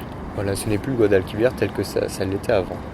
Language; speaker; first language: French; native; French